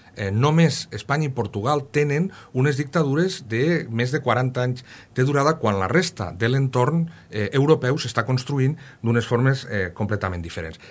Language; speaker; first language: Catalan; native; Catalan